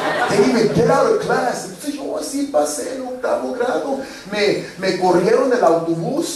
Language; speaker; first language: Spanish; early bilingual, heritage; Spanish